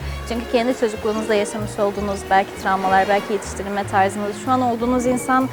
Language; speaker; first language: Turkish; native; Turkish